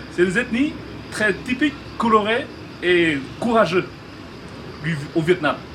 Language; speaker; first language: French; non-native, fluent; Vietnamese